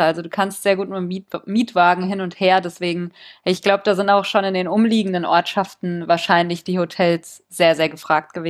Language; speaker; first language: German; native; German